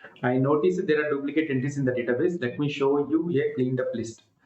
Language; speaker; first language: English; non-native, local second language; Telugu